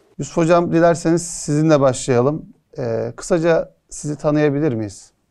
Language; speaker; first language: Turkish; native; Turkish